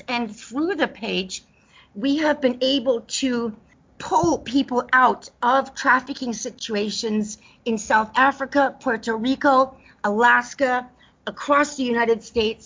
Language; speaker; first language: English; native; English